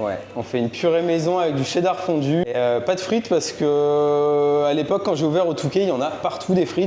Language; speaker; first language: French; native; French